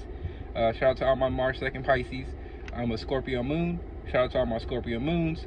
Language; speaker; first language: English; native; English